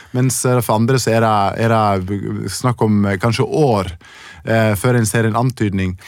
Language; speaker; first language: Norwegian; native; Norwegian